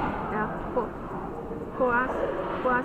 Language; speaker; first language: English; non-native, learner; Chinese